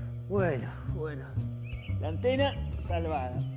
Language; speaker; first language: Spanish; native; Spanish